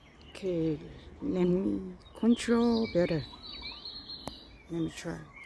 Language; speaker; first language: English; non-native, learner; Korean